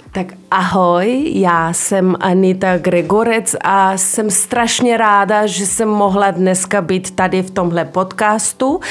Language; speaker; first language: Czech; non-native, fluent; Slovenian